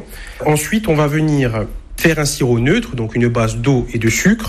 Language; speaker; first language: French; native; French